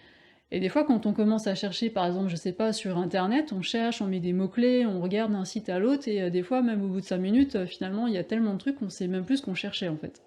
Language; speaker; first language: French; native; French